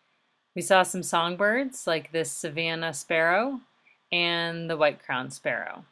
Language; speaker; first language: English; native; English